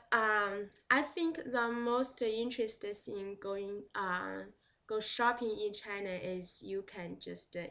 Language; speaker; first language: English; non-native, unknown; Chinese